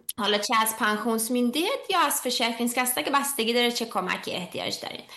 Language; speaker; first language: Persian; native; Persian